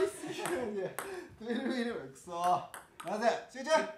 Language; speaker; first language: Japanese; native; Japanese